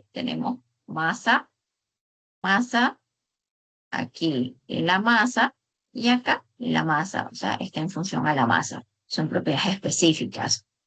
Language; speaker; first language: Spanish; native; Spanish